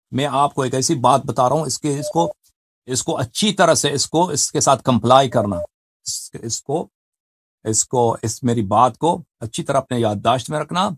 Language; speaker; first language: Urdu; non-native, fluent; Persian